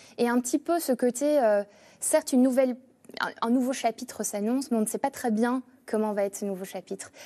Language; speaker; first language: French; non-native, fluent; English